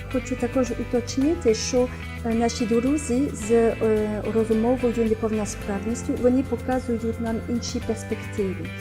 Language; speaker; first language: Ukrainian; non-native, fluent; French